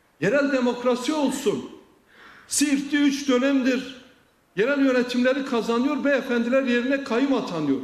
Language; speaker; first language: Turkish; non-native, local second language; Kurdish